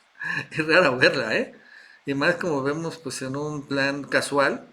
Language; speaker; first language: Spanish; native; Spanish